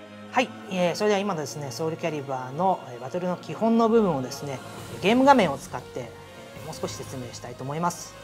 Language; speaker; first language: Japanese; native; Japanese